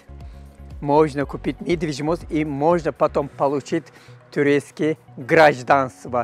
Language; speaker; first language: Russian; non-native, fluent; Turkish